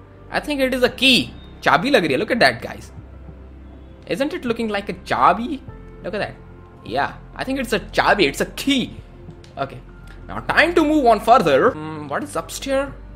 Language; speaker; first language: English; non-native, local second language; Punjabi